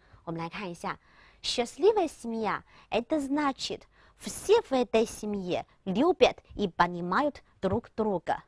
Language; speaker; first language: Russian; non-native, fluent; Chinese